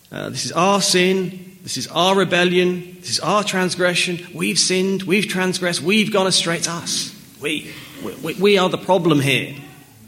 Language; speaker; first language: English; native; English